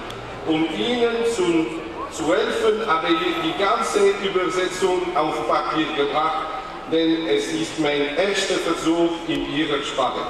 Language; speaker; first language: German; non-native, learner; French